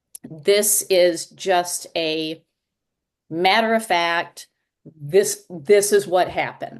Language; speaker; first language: English; native; English